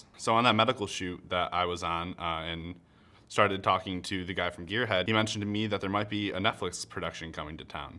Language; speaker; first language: English; native; English